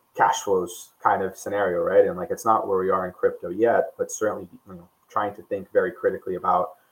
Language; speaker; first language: English; non-native, fluent; Portuguese